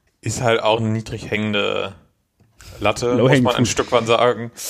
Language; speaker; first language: German; native; German